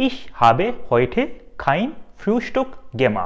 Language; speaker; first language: German; non-native, fluent; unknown